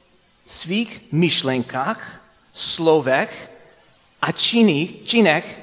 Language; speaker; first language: Czech; non-native, fluent; English